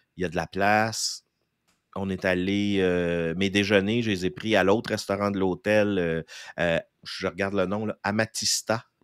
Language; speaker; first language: French; native; French